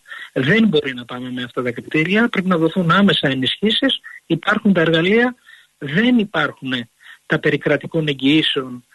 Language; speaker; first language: Greek; native; Greek